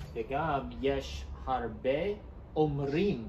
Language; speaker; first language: Hebrew; non-native, learner; English